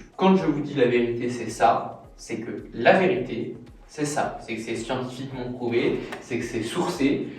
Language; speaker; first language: French; native; French